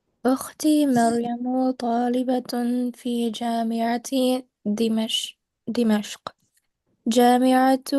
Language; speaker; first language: Arabic; non-native, learner; English